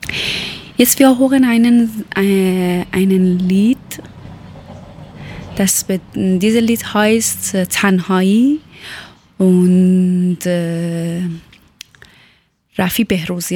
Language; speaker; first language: German; non-native, learner; Persian